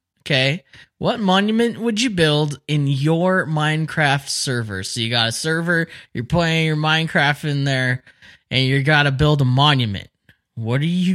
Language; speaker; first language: English; native; English